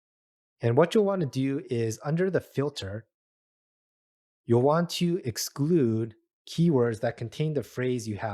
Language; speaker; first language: English; native; English